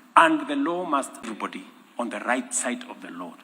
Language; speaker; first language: English; non-native, local second language; Kalenjin